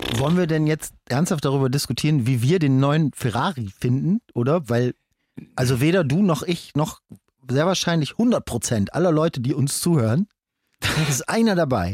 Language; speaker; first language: German; native; German